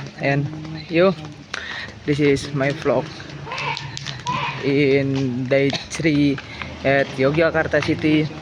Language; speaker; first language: English; non-native, learner; Indonesian